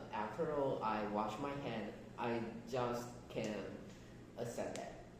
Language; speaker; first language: English; non-native, learner; Chinese